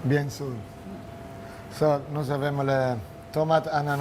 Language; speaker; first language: French; non-native, fluent; Italian